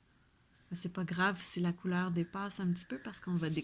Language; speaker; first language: French; native; French